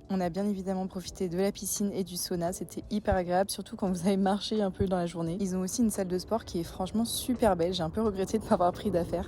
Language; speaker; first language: French; native; French